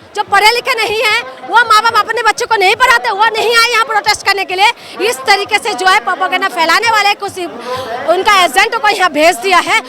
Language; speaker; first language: Hindi; non-native, local second language; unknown